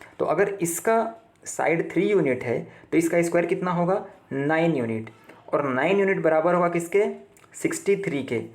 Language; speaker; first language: Hindi; native; Hindi